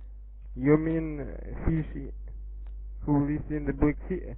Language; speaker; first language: English; non-native, learner; Russian